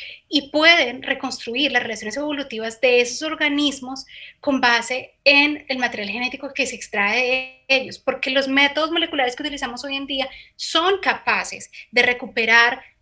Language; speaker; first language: Spanish; native; Spanish